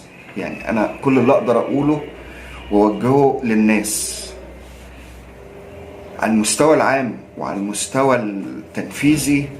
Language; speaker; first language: Arabic; native; Arabic